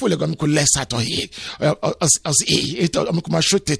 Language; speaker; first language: Hungarian; non-native, learner; Yoruba